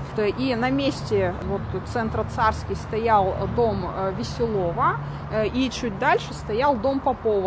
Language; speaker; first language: Russian; native; Russian